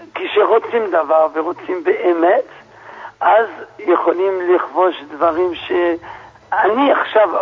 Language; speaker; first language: Hebrew; non-native, fluent; French